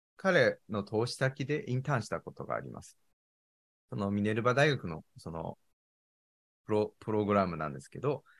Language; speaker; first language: Japanese; non-native, fluent; Chinese